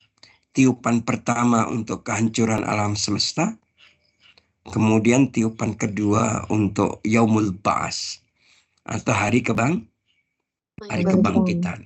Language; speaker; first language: Indonesian; native; Indonesian